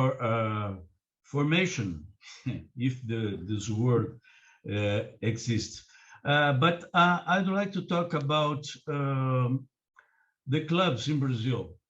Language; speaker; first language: English; non-native, learner; Portuguese